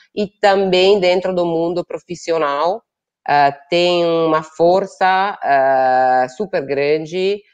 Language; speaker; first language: Portuguese; non-native, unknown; Italian